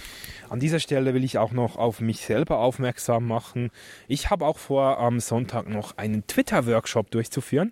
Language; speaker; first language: German; native; German